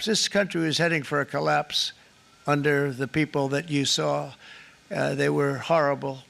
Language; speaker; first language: English; native; English